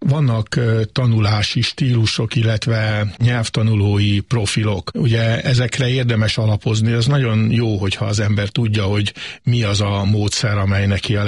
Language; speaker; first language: Hungarian; native; Hungarian